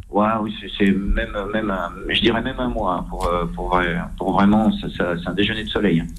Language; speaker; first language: French; native; French